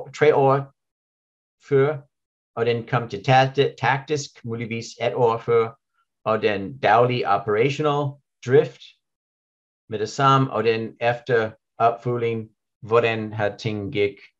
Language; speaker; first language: Danish; non-native, learner; English